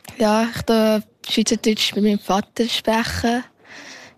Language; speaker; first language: German; early bilingual, heritage; German